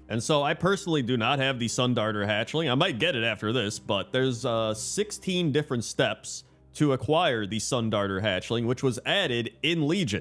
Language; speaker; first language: English; native; English